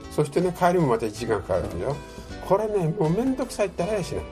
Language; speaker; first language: Japanese; native; Japanese